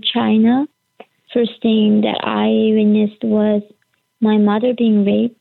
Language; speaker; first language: English; early bilingual, other home language; Korean